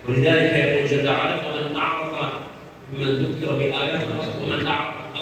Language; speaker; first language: Arabic; native; Arabic